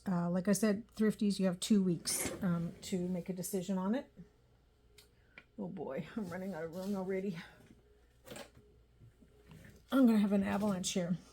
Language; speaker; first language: English; native; English